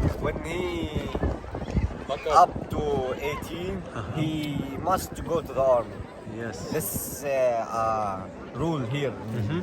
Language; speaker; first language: English; non-native, learner; Arabic